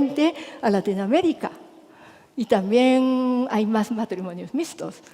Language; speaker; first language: Spanish; non-native, fluent; Japanese